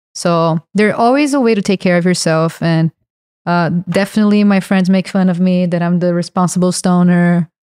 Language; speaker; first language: English; non-native, fluent; Portuguese